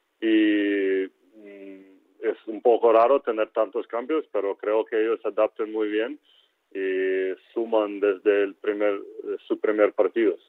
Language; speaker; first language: Spanish; non-native, learner; Ukrainian